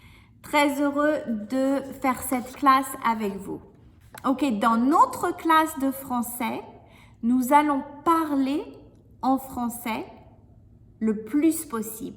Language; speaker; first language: French; non-native, fluent; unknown